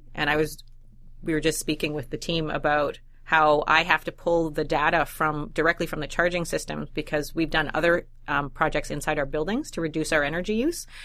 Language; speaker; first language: English; native; English